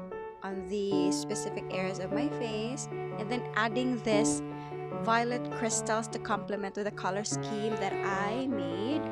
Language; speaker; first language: English; non-native, local second language; Filipino